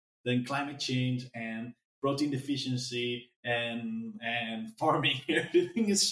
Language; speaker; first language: English; non-native, fluent; Spanish